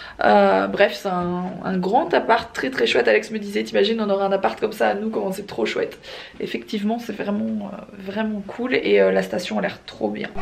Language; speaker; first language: French; native; French